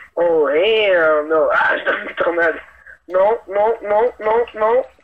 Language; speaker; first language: French; native; French